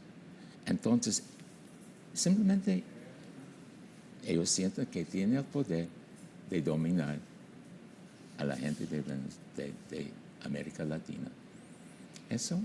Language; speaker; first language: Spanish; non-native, fluent; English